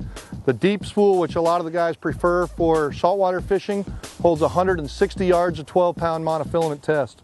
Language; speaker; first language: English; native; English